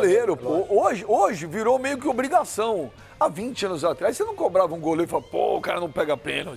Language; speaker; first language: Portuguese; native; Portuguese